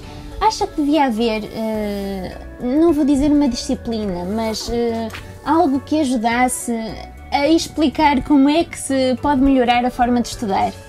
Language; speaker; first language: Portuguese; native; Portuguese